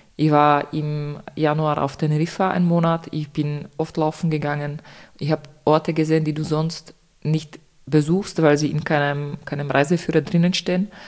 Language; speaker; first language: German; non-native, fluent; Czech